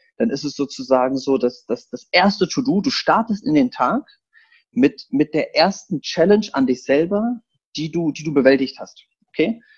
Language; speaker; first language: German; early bilingual, other home language; Polish